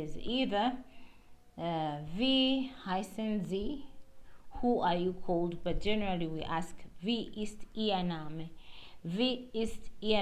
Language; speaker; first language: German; non-native, learner; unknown